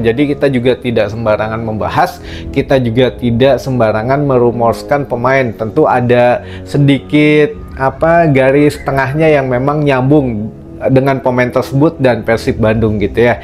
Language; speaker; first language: Indonesian; native; Indonesian